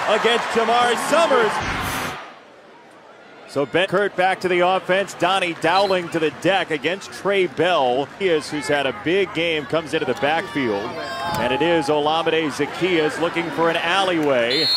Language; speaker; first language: English; native; English